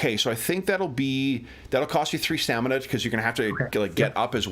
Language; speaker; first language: English; native; English